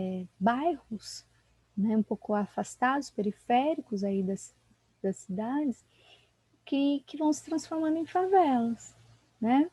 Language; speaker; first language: Portuguese; native; Portuguese